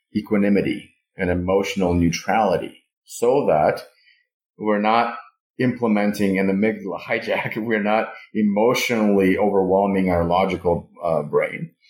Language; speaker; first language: English; non-native, fluent; Russian